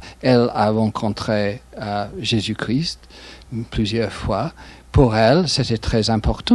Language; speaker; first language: French; non-native, fluent; English